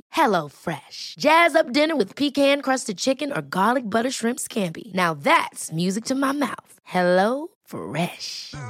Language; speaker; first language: German; native; German